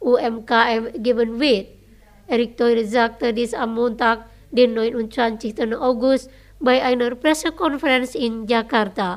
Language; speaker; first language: German; non-native, fluent; Indonesian